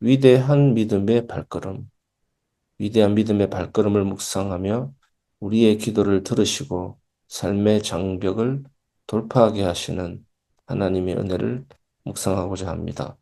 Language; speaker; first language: Korean; native; Korean